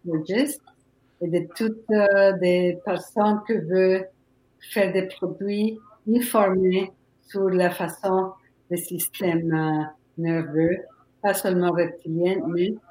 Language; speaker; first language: French; non-native, fluent; Spanish